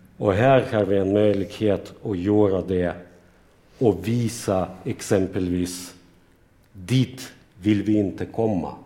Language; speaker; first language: Swedish; non-native, fluent; Russian